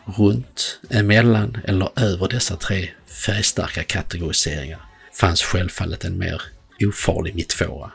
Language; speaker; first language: Swedish; native; Swedish